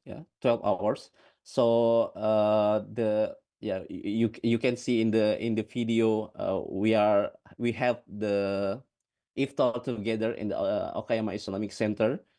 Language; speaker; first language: English; non-native, fluent; Indonesian